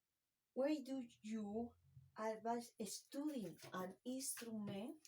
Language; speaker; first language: English; non-native, learner; Spanish